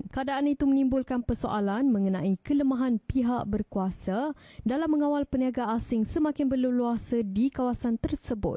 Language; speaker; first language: Malay; native; Malay